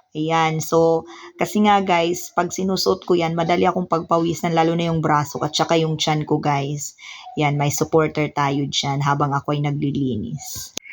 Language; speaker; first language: Filipino; non-native, local second language; Waray